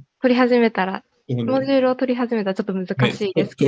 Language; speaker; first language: Japanese; native; Japanese